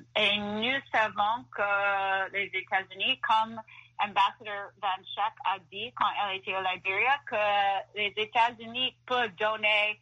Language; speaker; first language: French; non-native, fluent; English